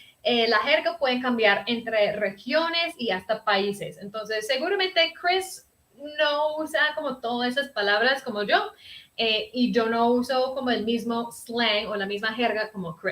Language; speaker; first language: Spanish; early bilingual, heritage; Spanish